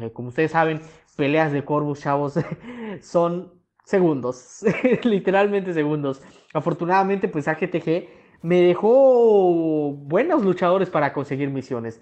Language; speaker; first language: Spanish; native; Spanish